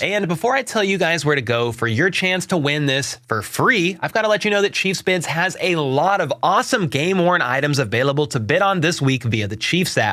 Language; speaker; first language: English; native; English